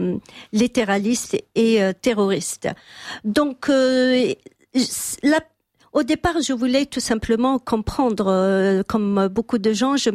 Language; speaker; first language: French; non-native, local second language; Kabyle